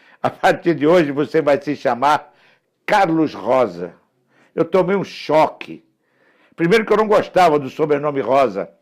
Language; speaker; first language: Portuguese; early bilingual, other home language; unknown